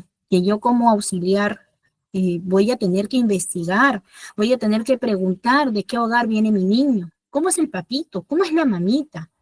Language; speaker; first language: Spanish; native; Spanish